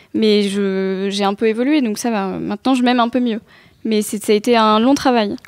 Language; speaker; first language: French; native; French